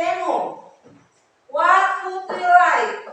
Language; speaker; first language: English; non-native, learner; Indonesian